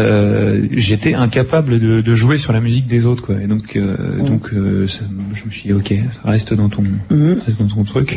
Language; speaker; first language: French; native; French